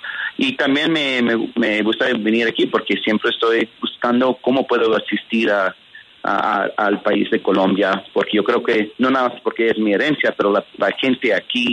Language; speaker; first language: Spanish; early bilingual, heritage; Spanish